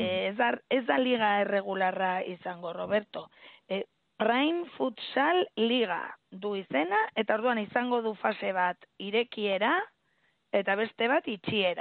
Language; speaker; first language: Basque; native; Basque